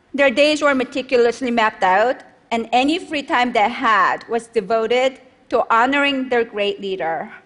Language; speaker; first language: English; non-native, fluent; Korean